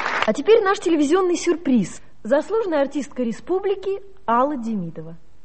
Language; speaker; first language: Russian; native; Russian